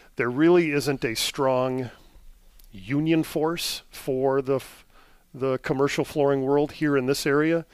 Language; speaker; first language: English; native; English